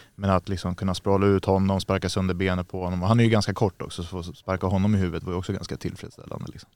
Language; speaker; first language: Swedish; native; Swedish